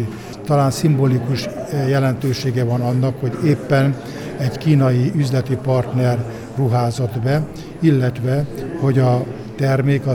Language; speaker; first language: Hungarian; native; Hungarian